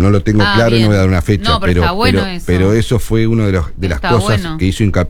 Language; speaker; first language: Spanish; native; Spanish